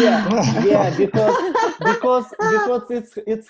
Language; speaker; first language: English; non-native, learner; Russian